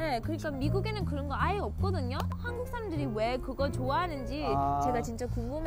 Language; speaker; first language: Korean; early bilingual, heritage; English